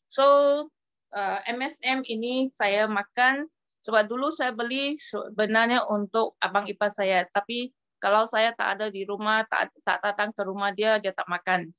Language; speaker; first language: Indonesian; non-native, local second language; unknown